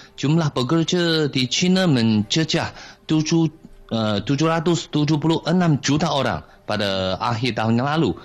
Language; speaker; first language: Malay; non-native, fluent; Chinese